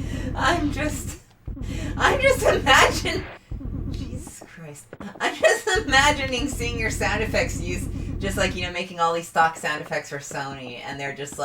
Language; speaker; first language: English; native; English